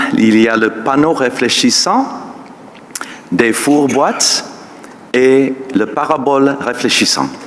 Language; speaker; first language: French; non-native, fluent; English